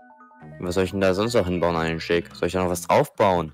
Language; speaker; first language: German; native; German